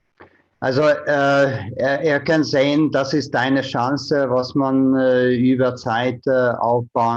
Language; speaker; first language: German; non-native, fluent; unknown